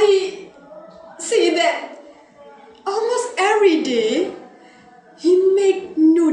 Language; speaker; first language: English; non-native, learner; Indonesian